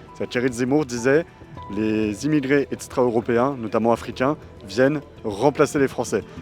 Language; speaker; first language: French; native; French